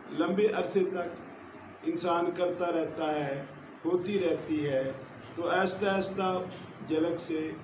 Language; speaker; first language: Urdu; non-native, local second language; Punjabi